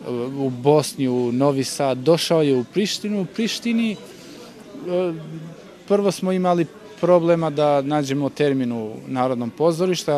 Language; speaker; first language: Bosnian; non-native, local second language; Albanian